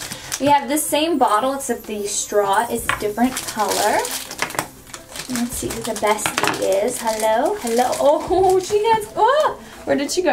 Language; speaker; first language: English; native; English